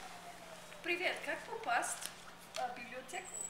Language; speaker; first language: Russian; non-native, learner; English